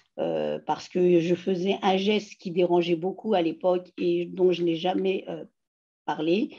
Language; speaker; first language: French; native; French